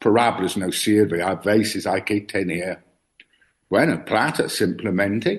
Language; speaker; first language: Spanish; non-native, learner; English